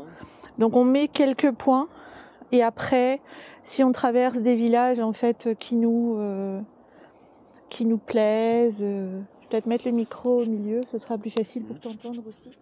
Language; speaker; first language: French; native; French